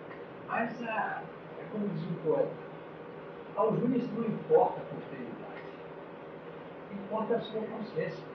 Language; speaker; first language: Portuguese; native; Portuguese